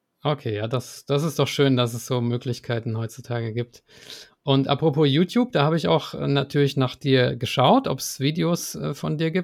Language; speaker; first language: German; native; German